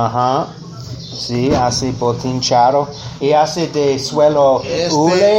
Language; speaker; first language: Spanish; non-native, learner; English